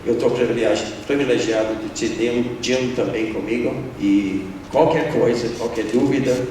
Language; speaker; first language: Portuguese; non-native, fluent; English